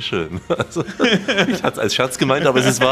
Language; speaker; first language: German; native; German